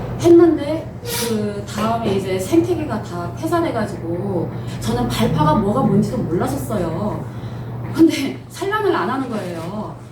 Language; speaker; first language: Korean; early bilingual, heritage; Korean